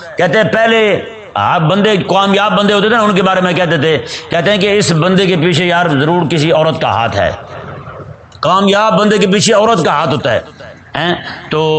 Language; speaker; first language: Urdu; non-native, local second language; Punjabi